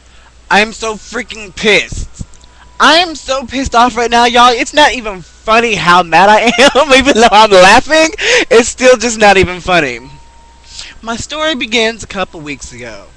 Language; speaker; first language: English; native; English